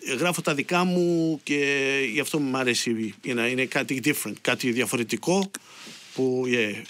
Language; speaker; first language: Greek; early bilingual, heritage; Greek